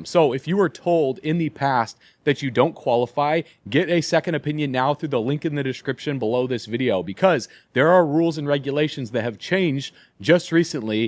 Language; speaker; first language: English; native; English